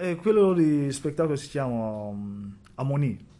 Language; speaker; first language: Italian; non-native, learner; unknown